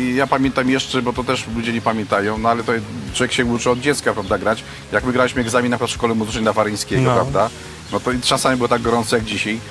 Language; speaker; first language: Polish; native; Polish